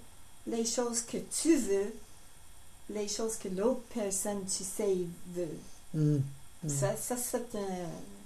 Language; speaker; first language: French; non-native, local second language; English